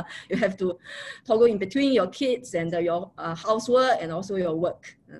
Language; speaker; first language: English; non-native, local second language; Chinese